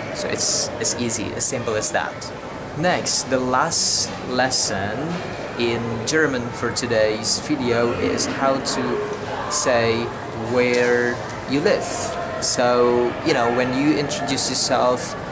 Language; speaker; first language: English; non-native, fluent; Indonesian